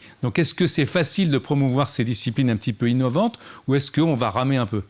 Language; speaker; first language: French; native; French